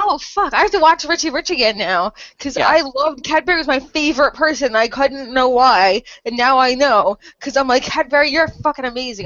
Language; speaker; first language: English; native; English